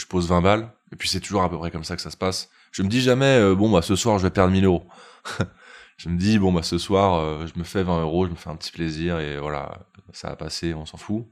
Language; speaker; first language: French; native; French